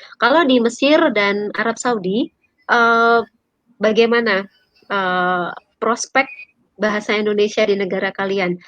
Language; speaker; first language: Indonesian; native; Indonesian